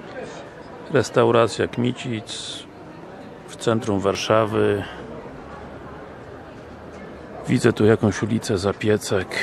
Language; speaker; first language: Polish; native; Polish